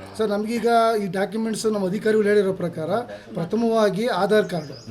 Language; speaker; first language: Kannada; native; Kannada